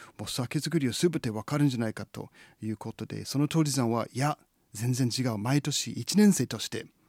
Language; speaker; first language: Japanese; non-native, fluent; English